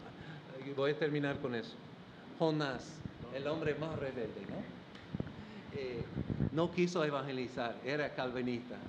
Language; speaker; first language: Spanish; non-native, fluent; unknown